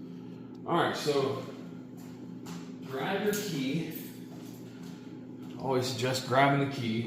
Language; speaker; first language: English; native; English